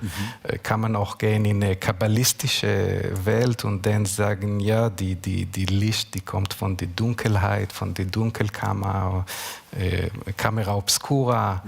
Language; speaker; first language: German; non-native, learner; Hebrew